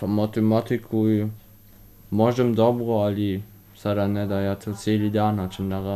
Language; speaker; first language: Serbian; early bilingual, heritage; Serbian